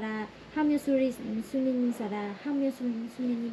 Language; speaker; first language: Korean; non-native, learner; Hmong